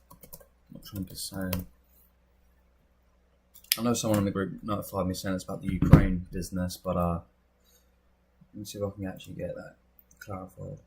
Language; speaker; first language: English; native; English